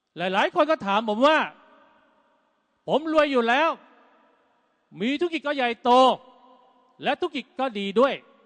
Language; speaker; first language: Thai; native; Thai